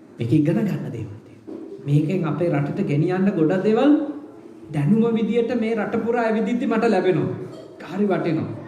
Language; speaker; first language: Sinhala; native; Sinhala